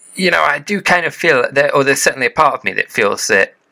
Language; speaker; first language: English; native; English